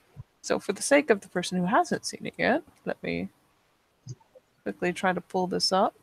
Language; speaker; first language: English; native; English